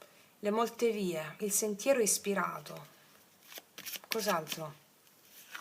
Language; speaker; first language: Italian; native; Italian